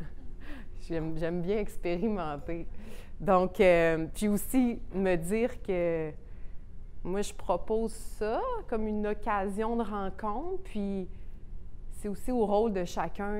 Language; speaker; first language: French; native; French